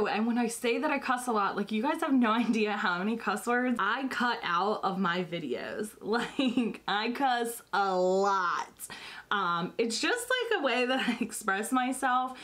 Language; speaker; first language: English; native; English